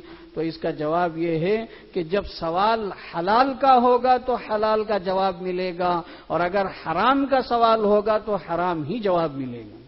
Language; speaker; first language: Urdu; native; Urdu